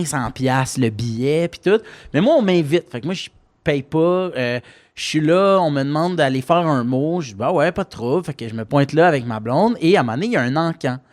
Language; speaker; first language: French; native; French